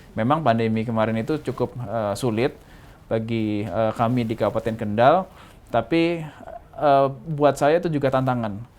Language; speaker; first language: Indonesian; native; Indonesian